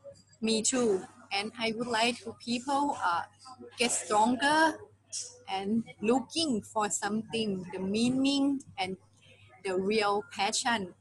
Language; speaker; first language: English; non-native, learner; Thai